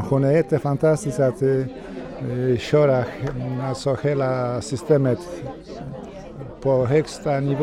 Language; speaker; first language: Swedish; non-native, fluent; Polish